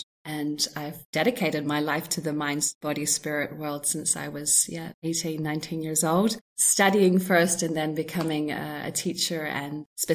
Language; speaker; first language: English; native; English